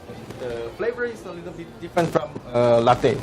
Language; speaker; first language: English; non-native, fluent; Korean